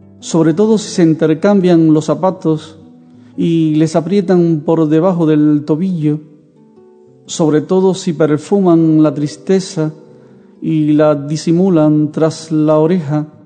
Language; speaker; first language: Spanish; native; Spanish